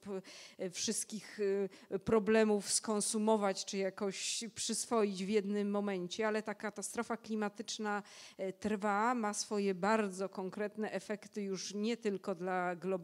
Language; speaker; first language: Polish; native; Polish